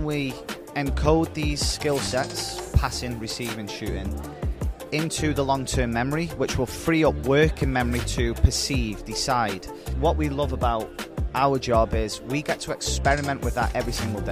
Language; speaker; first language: English; native; English